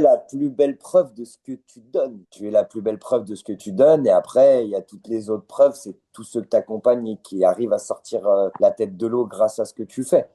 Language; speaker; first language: French; native; French